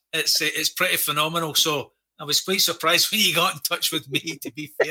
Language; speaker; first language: English; native; English